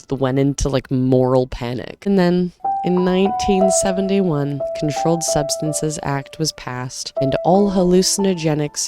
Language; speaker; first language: English; native; English